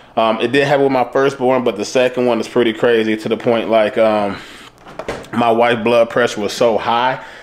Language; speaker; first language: English; native; English